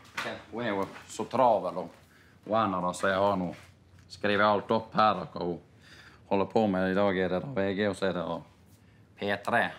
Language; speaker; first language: Norwegian; native; Norwegian